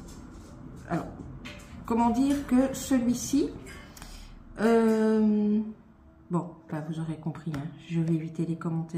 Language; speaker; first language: French; native; French